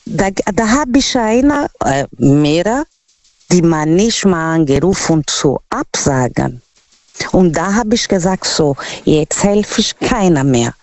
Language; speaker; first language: German; non-native, learner; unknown